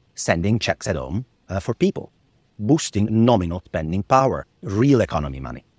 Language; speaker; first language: English; non-native, fluent; Italian